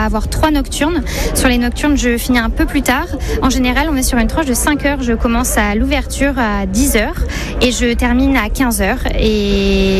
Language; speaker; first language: French; native; French